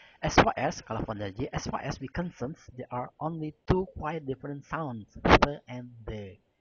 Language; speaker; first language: English; non-native, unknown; Indonesian